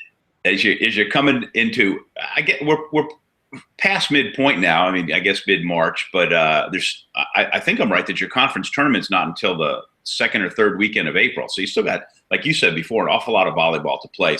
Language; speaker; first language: English; native; English